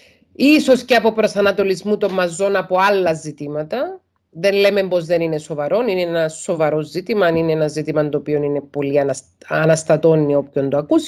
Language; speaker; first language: Greek; native; Greek